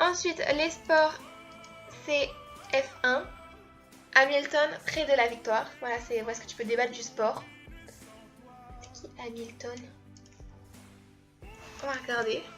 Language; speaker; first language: French; native; French